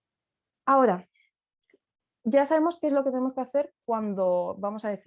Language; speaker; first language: Spanish; native; Spanish